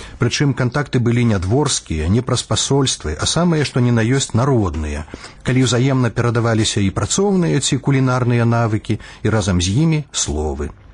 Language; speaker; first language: Belarusian; native; Belarusian